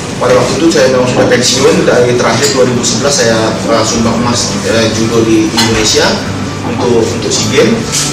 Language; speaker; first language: Malay; native; Malay